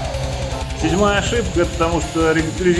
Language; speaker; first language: Russian; native; Russian